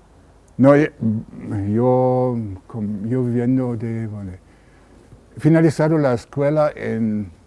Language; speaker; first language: Spanish; non-native, learner; German